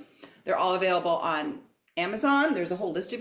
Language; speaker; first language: English; native; English